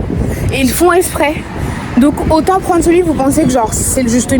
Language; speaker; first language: French; native; French